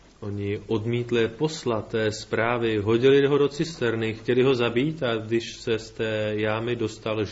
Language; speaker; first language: Czech; native; Czech